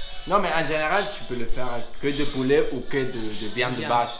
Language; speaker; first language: French; non-native, learner; Spanish